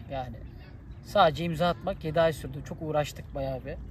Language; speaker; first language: Turkish; native; Turkish